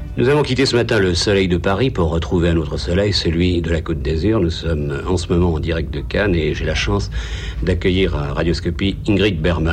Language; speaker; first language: French; native; French